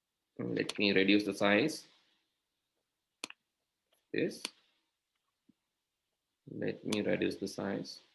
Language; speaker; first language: English; non-native, local second language; Sinhala